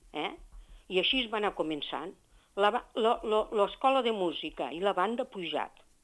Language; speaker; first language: Catalan; native; Catalan